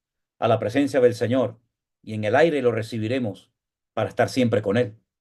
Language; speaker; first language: Spanish; native; Spanish